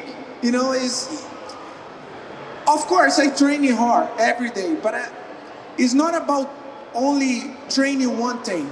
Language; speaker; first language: English; non-native, learner; Portuguese